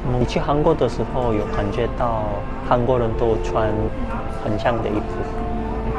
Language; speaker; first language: Chinese; non-native, fluent; Korean